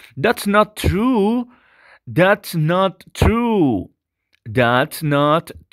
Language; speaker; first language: English; non-native, fluent; Spanish